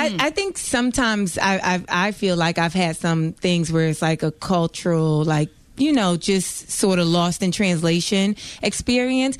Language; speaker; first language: English; native; English